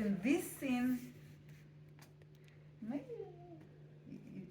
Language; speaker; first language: English; non-native, learner; Russian